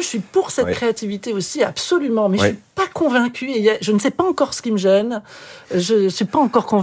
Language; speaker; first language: French; native; French